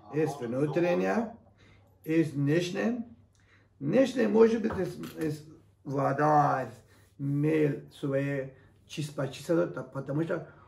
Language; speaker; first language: Russian; non-native, learner; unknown